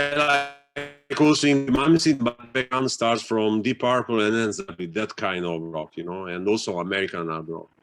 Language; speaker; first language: English; non-native, fluent; Italian